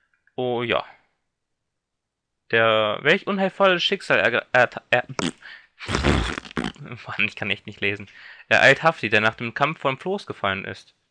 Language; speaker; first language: German; native; German